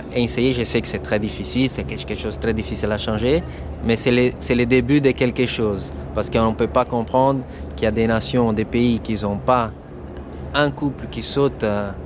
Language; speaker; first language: French; non-native, fluent; Portuguese